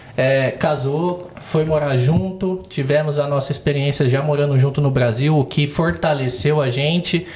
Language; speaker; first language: Portuguese; native; Portuguese